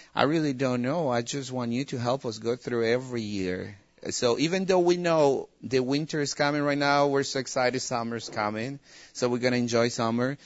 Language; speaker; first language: English; non-native, fluent; Spanish